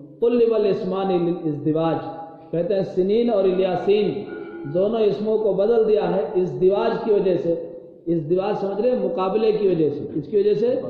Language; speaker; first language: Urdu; native; Urdu